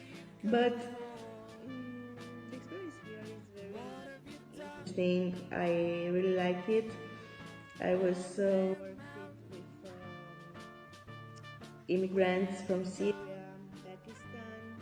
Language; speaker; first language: English; non-native, learner; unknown